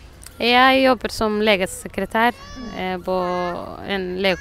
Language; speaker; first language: Norwegian; non-native, learner; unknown